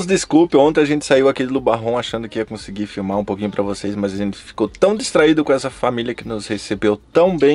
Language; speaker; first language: Portuguese; native; Portuguese